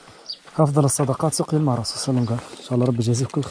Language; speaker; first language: Arabic; native; Arabic